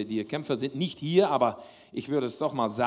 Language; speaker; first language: German; non-native, learner; Dutch